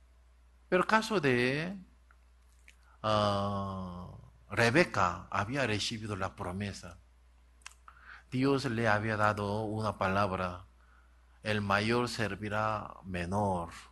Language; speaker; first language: Spanish; non-native, learner; Korean